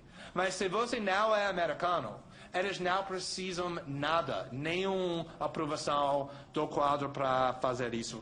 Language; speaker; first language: Portuguese; non-native, fluent; English